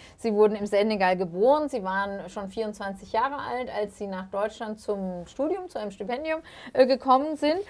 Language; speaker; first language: German; native; German